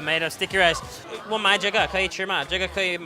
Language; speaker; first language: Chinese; non-native, learner; English